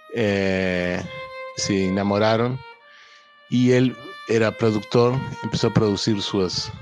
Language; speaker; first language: Portuguese; non-native, learner; Spanish